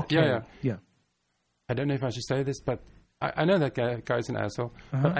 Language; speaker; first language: English; non-native, local second language; Afrikaans